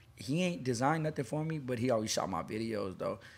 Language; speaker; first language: English; native; English